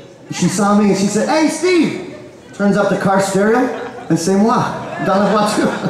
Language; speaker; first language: English; native; English